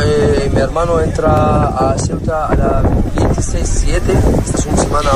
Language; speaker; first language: Spanish; non-native, learner; Arabic